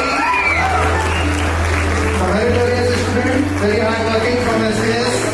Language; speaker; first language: English; non-native, local second language; Telugu